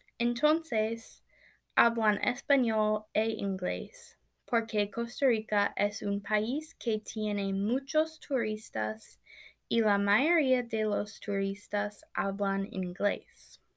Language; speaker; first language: Spanish; non-native, learner; English